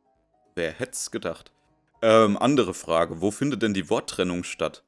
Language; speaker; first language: German; native; German